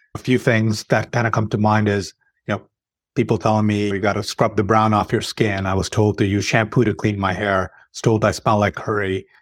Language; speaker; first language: English; early bilingual, other home language; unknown